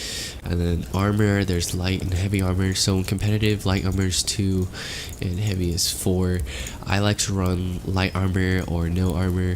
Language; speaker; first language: English; native; English